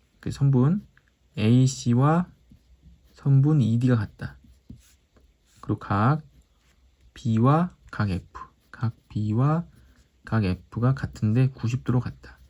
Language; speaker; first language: Korean; native; Korean